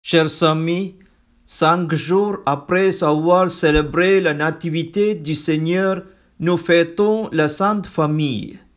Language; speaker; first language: French; non-native, fluent; Malayalam